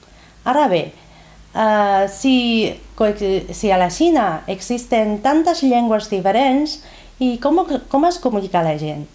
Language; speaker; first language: Catalan; non-native, fluent; Chinese